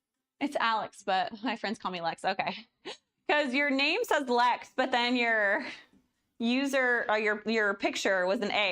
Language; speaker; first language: English; native; English